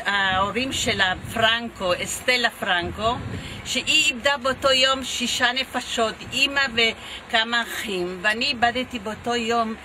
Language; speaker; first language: Hebrew; non-native, fluent; Ladino